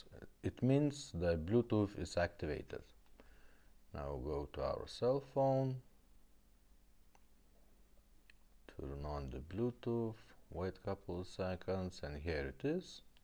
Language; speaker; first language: English; non-native, fluent; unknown